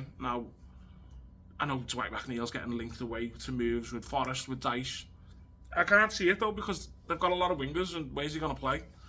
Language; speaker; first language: English; native; English